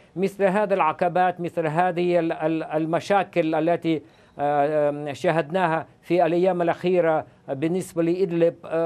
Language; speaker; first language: Arabic; non-native, fluent; Russian